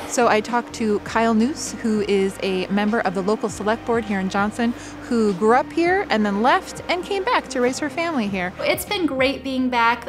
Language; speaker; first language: English; native; English